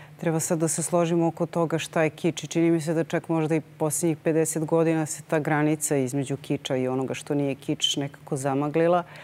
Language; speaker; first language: Croatian; native; Croatian